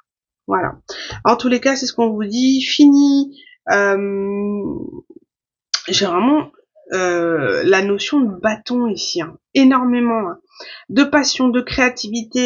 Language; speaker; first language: French; native; French